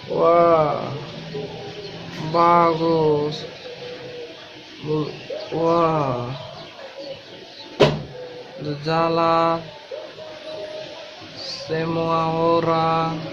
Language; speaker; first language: Indonesian; non-native, learner; Bangla